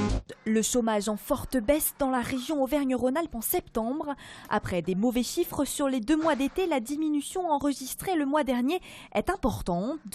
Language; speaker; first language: French; native; French